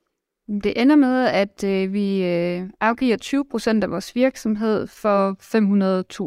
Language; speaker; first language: Danish; native; Danish